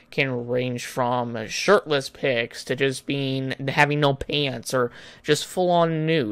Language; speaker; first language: English; native; English